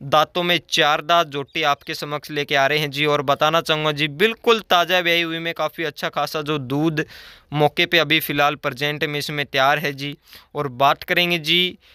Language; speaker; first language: Hindi; native; Hindi